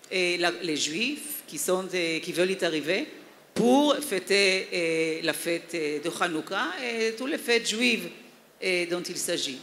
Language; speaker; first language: French; non-native, fluent; Hebrew